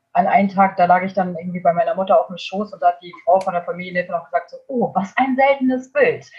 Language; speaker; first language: German; native; German